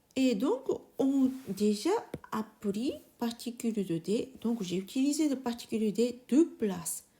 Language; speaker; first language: French; non-native, learner; Japanese